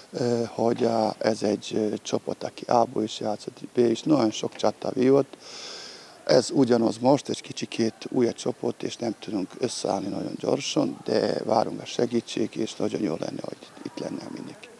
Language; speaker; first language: Hungarian; non-native, fluent; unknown